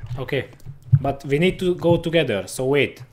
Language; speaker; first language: English; non-native, learner; Hungarian